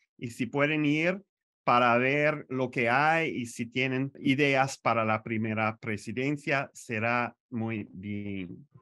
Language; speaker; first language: Spanish; non-native, fluent; French